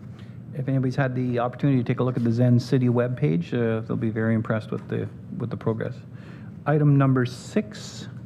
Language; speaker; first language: English; native; English